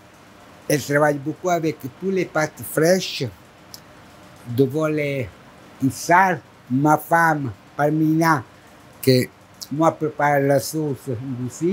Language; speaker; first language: French; non-native, learner; Italian